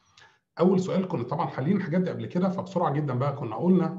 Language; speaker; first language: Arabic; native; Arabic